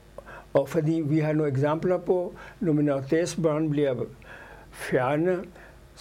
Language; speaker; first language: Danish; non-native, fluent; Urdu